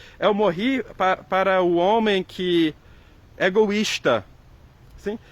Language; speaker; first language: Portuguese; non-native, fluent; English